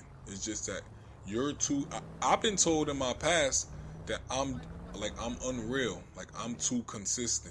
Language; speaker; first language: English; native; English